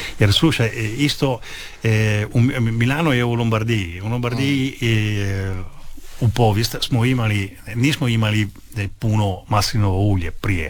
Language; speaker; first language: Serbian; non-native, fluent; Italian